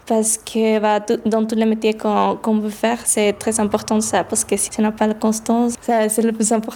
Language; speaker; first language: French; early bilingual, other home language; Spanish